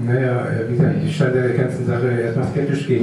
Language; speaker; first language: German; native; German